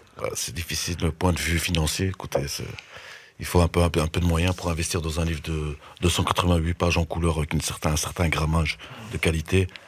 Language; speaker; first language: French; native; French